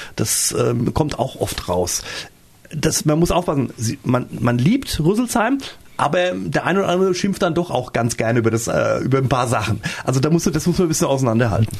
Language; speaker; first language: German; native; German